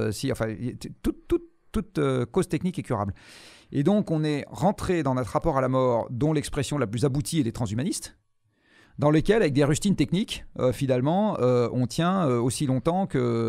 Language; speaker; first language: French; native; French